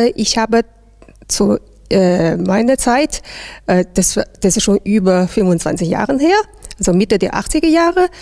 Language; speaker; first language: German; non-native, fluent; Chinese